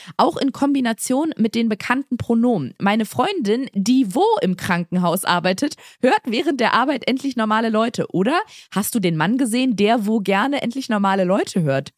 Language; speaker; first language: German; native; German